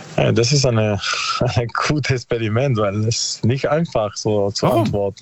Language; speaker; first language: German; non-native, learner; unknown